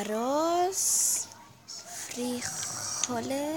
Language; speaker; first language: Spanish; non-native, learner; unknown